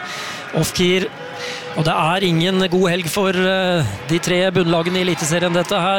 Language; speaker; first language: Norwegian; native; Norwegian